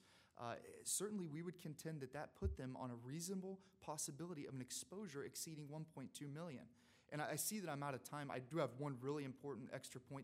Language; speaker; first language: English; native; English